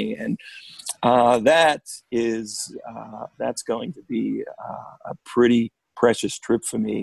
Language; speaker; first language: English; native; English